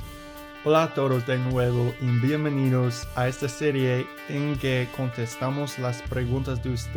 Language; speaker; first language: Spanish; non-native, fluent; English